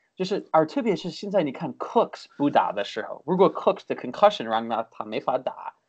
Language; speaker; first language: Chinese; early bilingual, heritage; Chinese